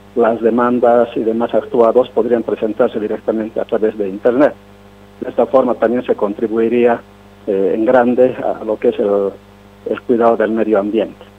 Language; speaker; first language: Spanish; non-native, local second language; Quechua